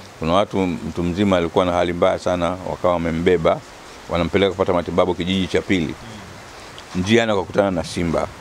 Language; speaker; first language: Swahili; native; Swahili